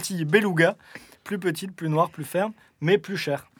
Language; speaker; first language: French; native; French